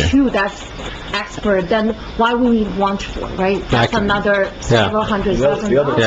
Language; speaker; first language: English; non-native, fluent; Chinese